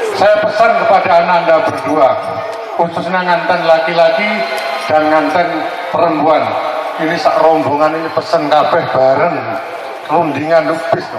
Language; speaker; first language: Indonesian; non-native, local second language; Javanese